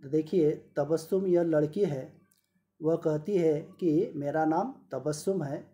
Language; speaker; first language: Hindi; non-native, local second language; Marathi